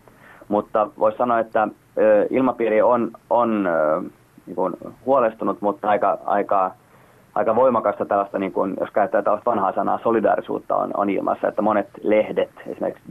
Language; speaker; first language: Finnish; native; Finnish